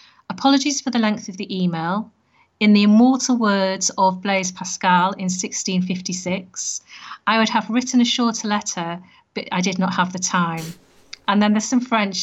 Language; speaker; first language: English; native; English